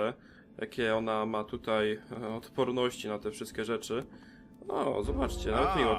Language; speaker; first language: Polish; native; Polish